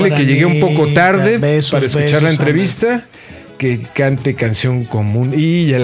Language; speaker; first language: Spanish; native; Spanish